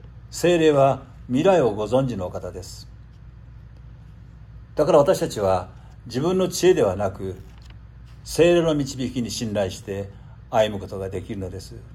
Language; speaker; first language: Japanese; native; Japanese